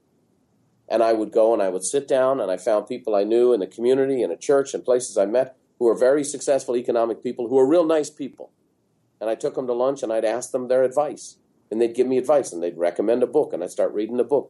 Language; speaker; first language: English; native; English